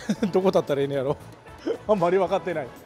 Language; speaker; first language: Japanese; native; Japanese